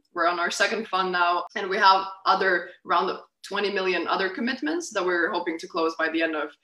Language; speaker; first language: English; non-native, fluent; Lithuanian